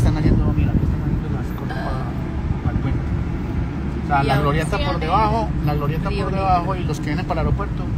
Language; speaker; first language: Spanish; native; Spanish